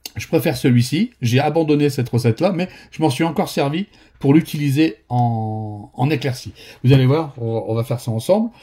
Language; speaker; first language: French; native; French